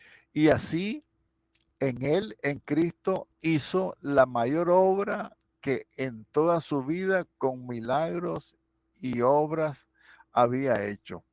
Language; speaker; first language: Spanish; native; Spanish